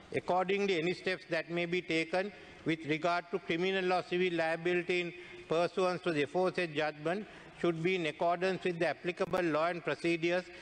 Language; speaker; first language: English; non-native, local second language; Sinhala